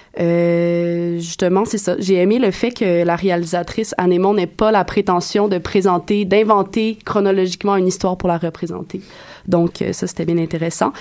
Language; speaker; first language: French; native; French